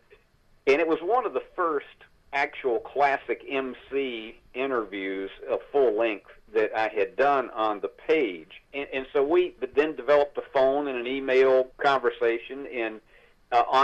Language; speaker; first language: English; native; English